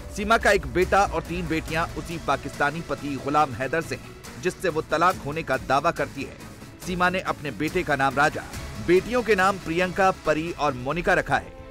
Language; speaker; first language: Hindi; native; Hindi